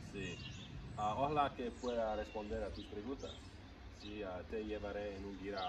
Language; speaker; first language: Spanish; non-native, learner; English